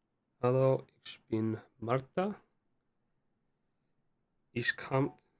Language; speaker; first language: German; non-native, learner; English